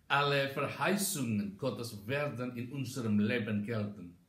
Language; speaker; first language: German; non-native, learner; Indonesian